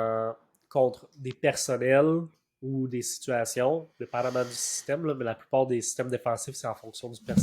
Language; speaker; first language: French; native; French